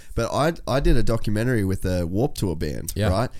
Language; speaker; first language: English; native; English